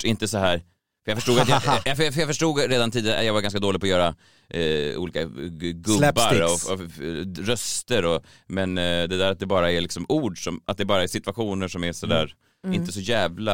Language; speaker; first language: Swedish; native; Swedish